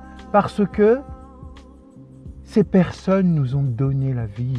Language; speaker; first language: French; early bilingual, other home language; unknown